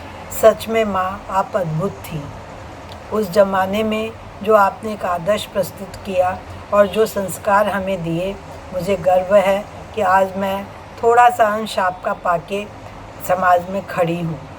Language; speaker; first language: Hindi; native; Hindi